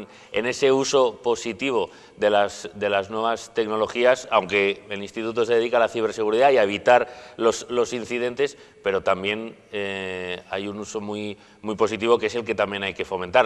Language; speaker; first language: Spanish; native; Spanish